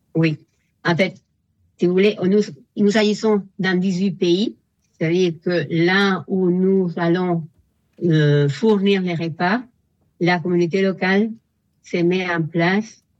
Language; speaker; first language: French; non-native, fluent; Spanish